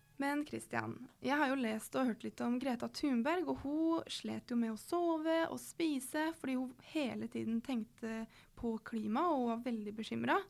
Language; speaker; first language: Norwegian; native; Norwegian